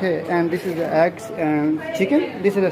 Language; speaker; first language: English; non-native, learner; Urdu